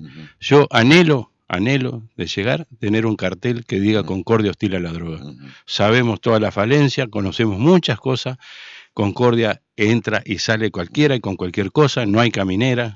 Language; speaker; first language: Spanish; native; Spanish